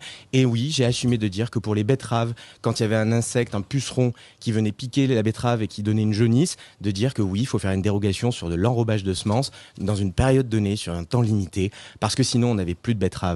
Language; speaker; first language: French; native; French